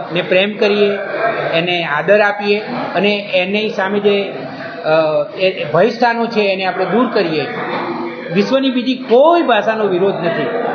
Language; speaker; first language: Gujarati; native; Gujarati